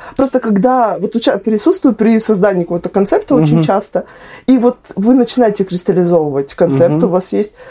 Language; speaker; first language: Russian; native; Russian